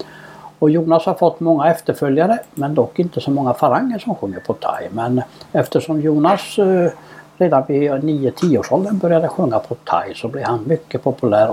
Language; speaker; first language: Swedish; native; Swedish